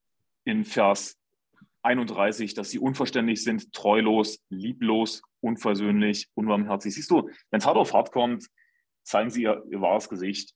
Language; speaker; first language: German; native; German